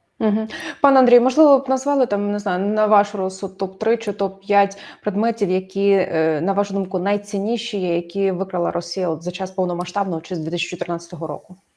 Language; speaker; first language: Ukrainian; native; Ukrainian